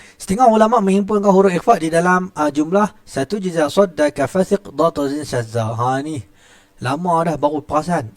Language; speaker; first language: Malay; native; Malay